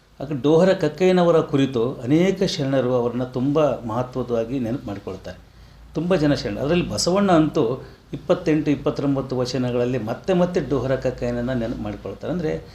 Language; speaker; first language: Kannada; native; Kannada